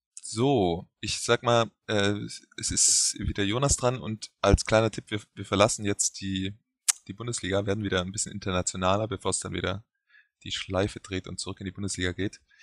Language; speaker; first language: German; native; German